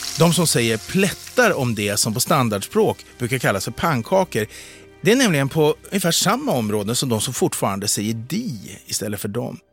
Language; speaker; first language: Swedish; native; Swedish